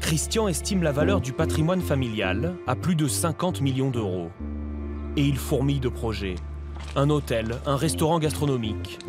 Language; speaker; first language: French; native; French